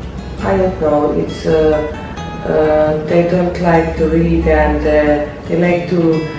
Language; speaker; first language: English; non-native, learner; Bosnian